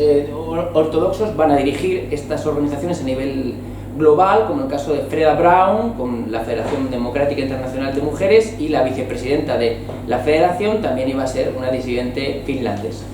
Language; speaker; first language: Spanish; native; Spanish